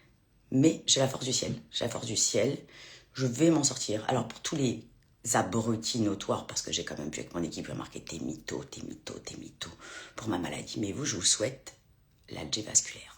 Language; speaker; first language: French; native; French